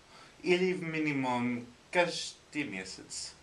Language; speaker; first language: Russian; non-native, learner; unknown